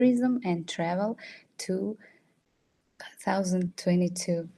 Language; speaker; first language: English; non-native, fluent; Russian